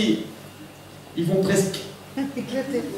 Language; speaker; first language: French; native; French